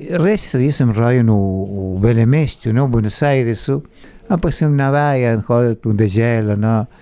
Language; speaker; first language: Slovenian; early bilingual, heritage; Slovenian